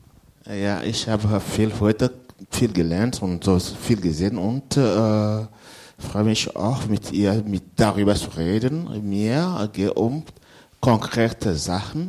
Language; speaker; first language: German; non-native, learner; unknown